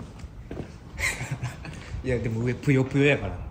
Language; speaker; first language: Japanese; native; Japanese